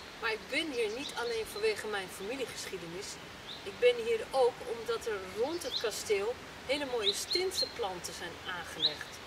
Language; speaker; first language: Dutch; native; Dutch